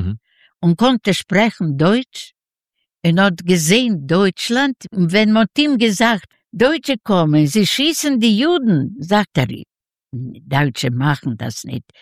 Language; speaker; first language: German; non-native, fluent; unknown